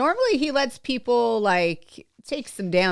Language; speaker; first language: English; native; English